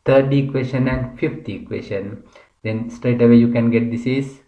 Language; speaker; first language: English; non-native, local second language; Sinhala